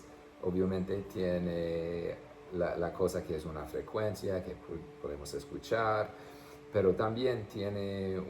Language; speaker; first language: Spanish; non-native, fluent; English